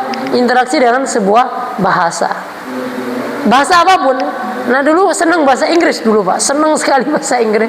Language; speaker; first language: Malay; non-native, local second language; Javanese